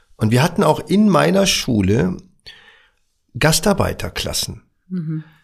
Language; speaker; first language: German; early bilingual, other home language; Arabic